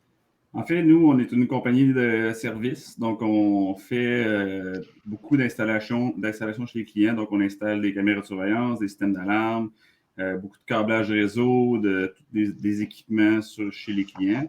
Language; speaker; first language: French; native; French